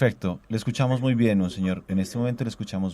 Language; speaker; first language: Spanish; native; Spanish